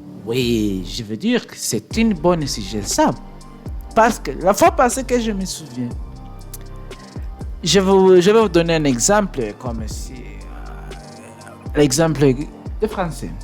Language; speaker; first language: French; non-native, learner; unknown